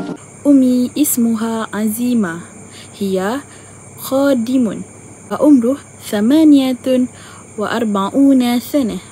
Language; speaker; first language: Arabic; non-native, learner; Malay